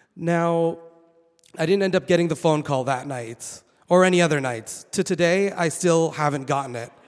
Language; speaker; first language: English; non-native, fluent; Arabic